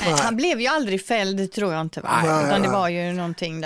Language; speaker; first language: Swedish; native; Swedish